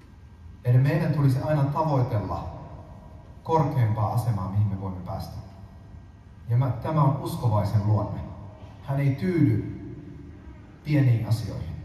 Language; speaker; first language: Finnish; early bilingual, other home language; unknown